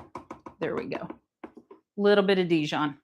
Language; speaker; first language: English; native; English